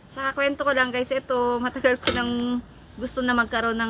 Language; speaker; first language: Filipino; non-native, local second language; Cebuano